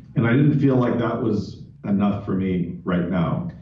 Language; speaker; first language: English; native; English